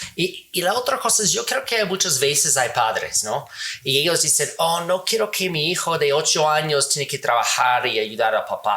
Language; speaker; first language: Spanish; non-native, learner; English